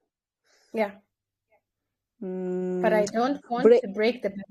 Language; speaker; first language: English; non-native, fluent; Kyrgyz